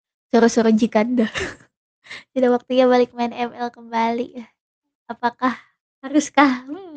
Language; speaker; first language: Indonesian; native; Indonesian